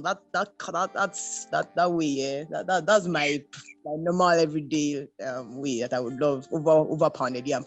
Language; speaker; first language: English; non-native, local second language; Yoruba